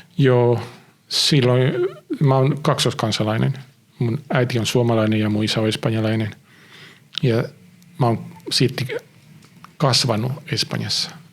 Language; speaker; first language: Finnish; early bilingual, heritage; Finnish